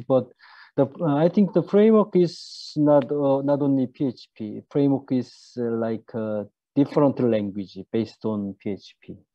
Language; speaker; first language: English; non-native, learner; Korean